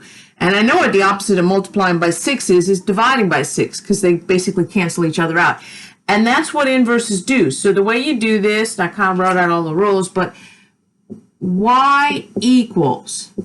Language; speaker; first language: English; native; English